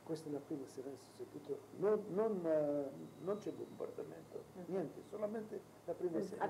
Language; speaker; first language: Italian; non-native, local second language; Arabic